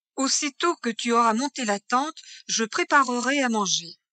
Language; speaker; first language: French; native; French